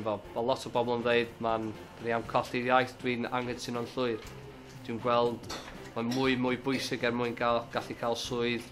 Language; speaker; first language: Welsh; non-native, local second language; English